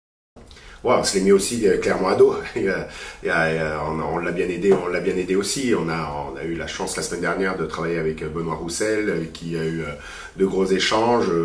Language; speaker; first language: French; native; French